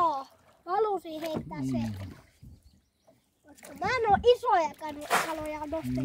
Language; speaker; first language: Finnish; early bilingual, other home language; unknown